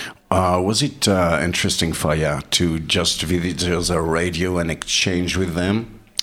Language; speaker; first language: English; non-native, fluent; French